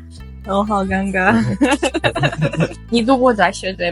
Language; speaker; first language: Chinese; non-native, fluent; Russian